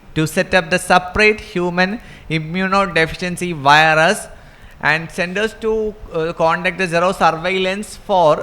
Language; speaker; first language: English; non-native, local second language; Malayalam